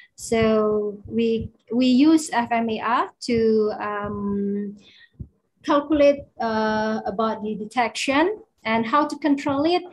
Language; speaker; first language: English; non-native, fluent; Indonesian